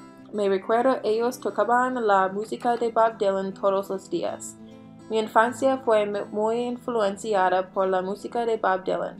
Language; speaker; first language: Spanish; non-native, learner; English